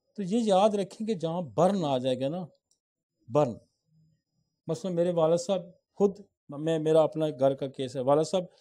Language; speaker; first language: Urdu; non-native, local second language; Saraiki